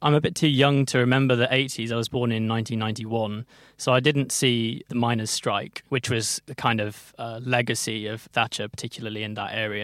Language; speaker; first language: English; native; English